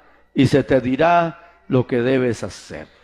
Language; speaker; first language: Spanish; native; Spanish